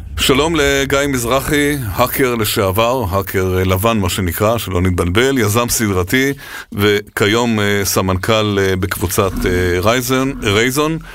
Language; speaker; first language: Hebrew; native; Hebrew